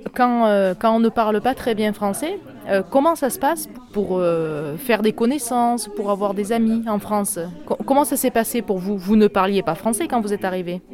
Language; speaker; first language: French; native; French